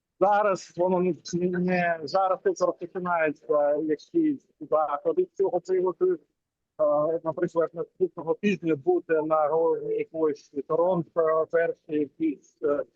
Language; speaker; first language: Ukrainian; non-native, local second language; Russian